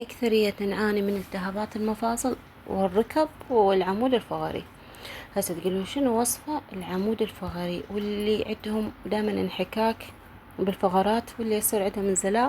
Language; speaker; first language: Arabic; native; Arabic